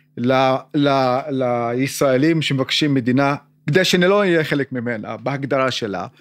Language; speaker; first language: Hebrew; non-native, local second language; Arabic